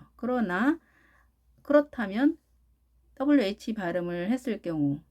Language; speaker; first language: Korean; native; Korean